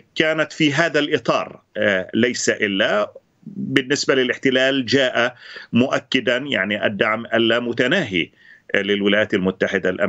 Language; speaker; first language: Arabic; native; Arabic